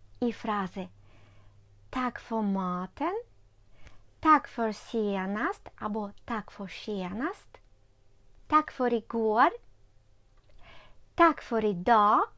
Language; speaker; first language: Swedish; non-native, learner; Ukrainian